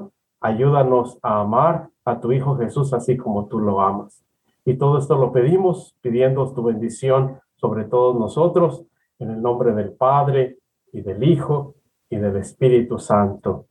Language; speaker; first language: Spanish; native; Spanish